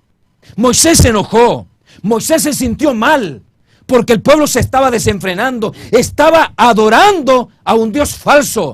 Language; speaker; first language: Spanish; native; Spanish